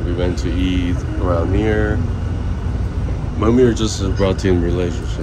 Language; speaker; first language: English; non-native, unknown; Korean